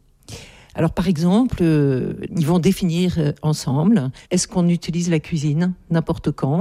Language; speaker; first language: French; native; French